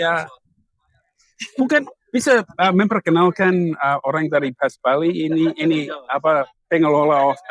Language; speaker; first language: Indonesian; non-native, fluent; English